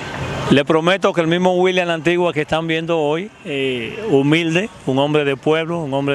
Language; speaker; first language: Spanish; native; Spanish